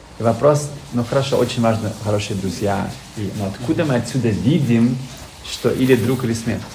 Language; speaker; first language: Russian; early bilingual, heritage; Russian